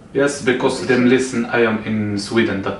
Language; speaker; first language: English; non-native, learner; Arabic